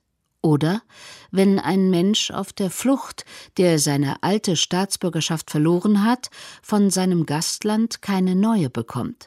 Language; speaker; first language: German; native; German